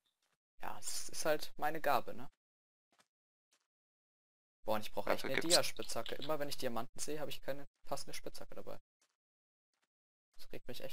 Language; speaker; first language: German; native; German